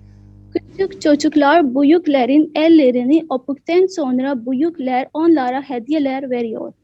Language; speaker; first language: Turkish; non-native, learner; Urdu